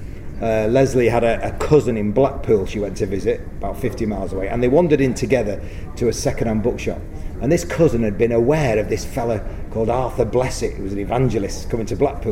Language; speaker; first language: English; native; English